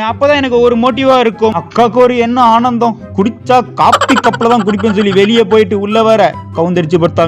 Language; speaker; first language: Tamil; native; Tamil